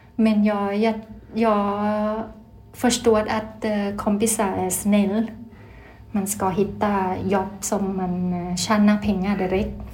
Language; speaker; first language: Swedish; non-native, learner; Thai